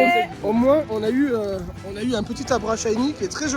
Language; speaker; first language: French; native; French